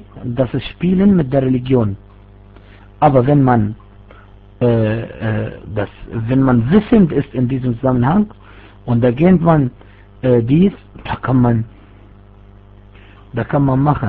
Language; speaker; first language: German; non-native, fluent; Arabic